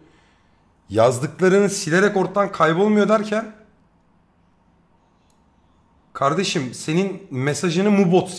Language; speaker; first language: Turkish; native; Turkish